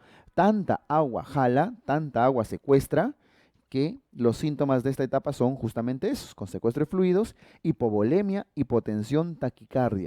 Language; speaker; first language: Spanish; native; Spanish